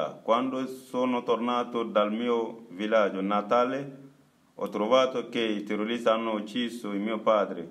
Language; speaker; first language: Italian; non-native, learner; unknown